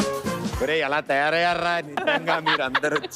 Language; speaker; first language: Telugu; native; Telugu